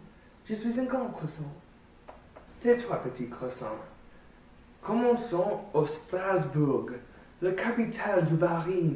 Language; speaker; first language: French; non-native, learner; English